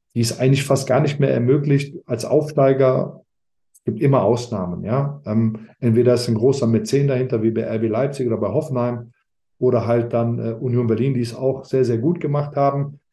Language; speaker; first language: German; early bilingual, other home language; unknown